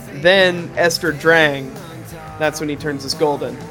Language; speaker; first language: English; native; English